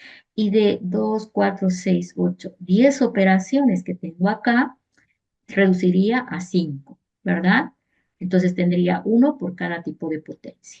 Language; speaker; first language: Spanish; native; Spanish